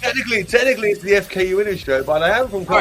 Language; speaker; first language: English; native; English